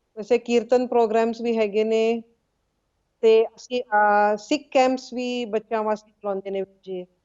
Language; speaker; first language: Punjabi; early bilingual, heritage; Punjabi